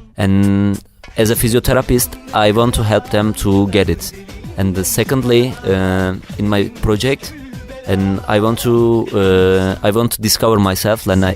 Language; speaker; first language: English; non-native, learner; Turkish